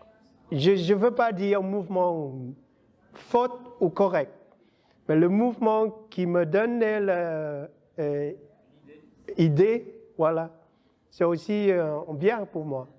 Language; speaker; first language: French; non-native, learner; Vietnamese